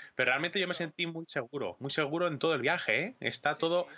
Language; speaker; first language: Spanish; native; Spanish